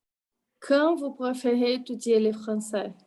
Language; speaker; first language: French; non-native, learner; Portuguese